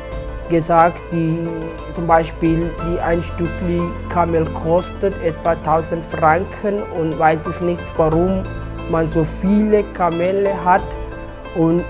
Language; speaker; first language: German; non-native, fluent; Somali